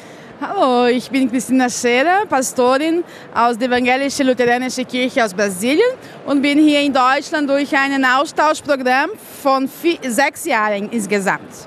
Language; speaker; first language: German; non-native, fluent; Portuguese